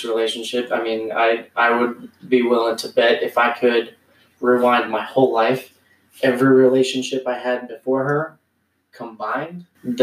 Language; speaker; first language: English; native; English